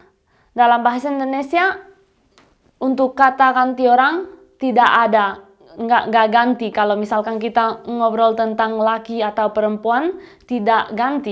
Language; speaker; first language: Indonesian; non-native, fluent; Spanish